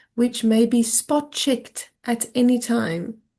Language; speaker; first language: English; non-native, local second language; Afrikaans